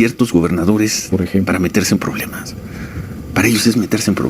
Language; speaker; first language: Spanish; native; Spanish